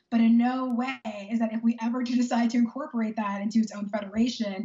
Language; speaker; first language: English; native; English